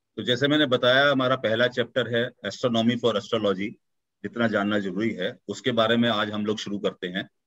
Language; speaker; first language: Hindi; native; Hindi